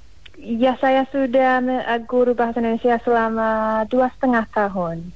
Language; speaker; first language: Indonesian; non-native, fluent; English